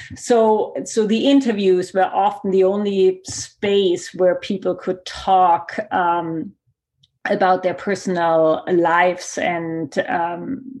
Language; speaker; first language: English; non-native, fluent; German